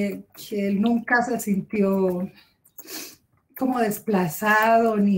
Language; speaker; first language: Spanish; native; Spanish